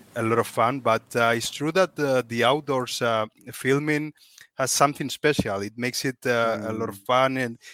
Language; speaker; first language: English; non-native, fluent; Spanish